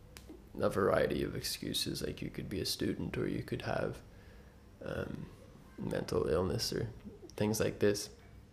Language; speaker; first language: English; native; English